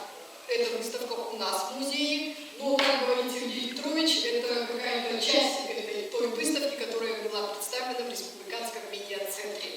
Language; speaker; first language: Russian; native; Russian